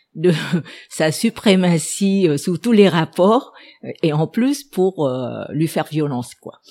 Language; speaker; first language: French; non-native, fluent; Vietnamese